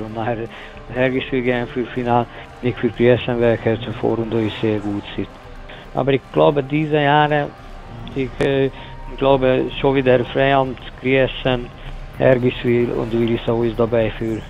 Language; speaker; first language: German; non-native, learner; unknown